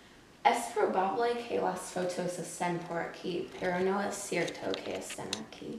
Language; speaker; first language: Spanish; non-native, learner; English